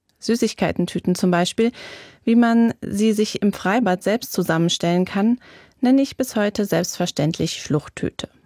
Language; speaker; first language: German; native; German